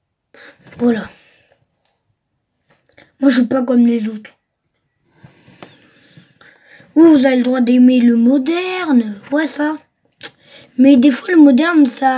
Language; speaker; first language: French; early bilingual, other home language; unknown